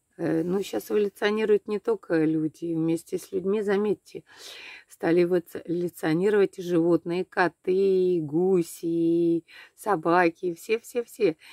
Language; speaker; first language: Russian; native; Russian